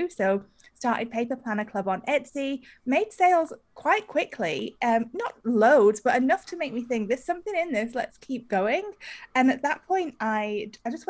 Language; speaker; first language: English; native; English